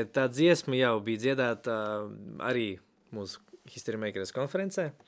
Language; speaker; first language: Latvian; non-native, local second language; Russian